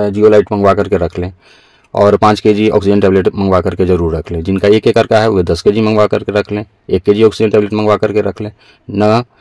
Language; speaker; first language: Hindi; native; Hindi